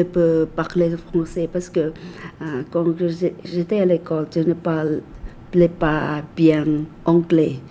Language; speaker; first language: French; non-native, fluent; Thai